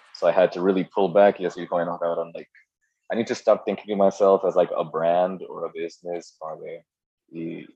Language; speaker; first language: Spanish; native; Spanish